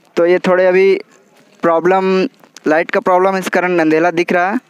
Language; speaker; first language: Hindi; native; Hindi